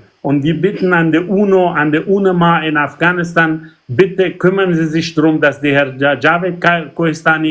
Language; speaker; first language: German; non-native, learner; Persian